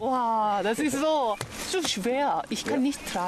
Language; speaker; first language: German; non-native, learner; Korean